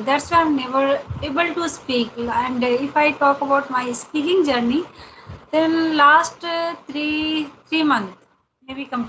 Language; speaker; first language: English; non-native, learner; Hindi